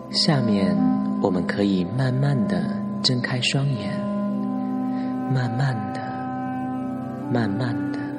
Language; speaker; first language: Chinese; native; Chinese